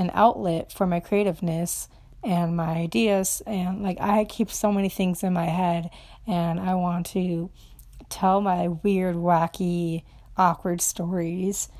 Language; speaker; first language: English; non-native, fluent; Romanian